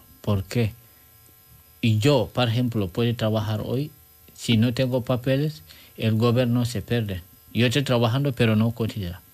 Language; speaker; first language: Spanish; non-native, learner; French